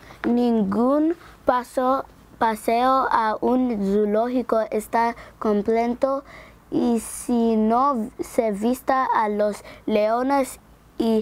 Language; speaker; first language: Spanish; non-native, learner; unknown